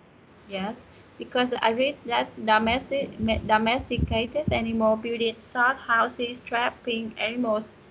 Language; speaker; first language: English; non-native, learner; Vietnamese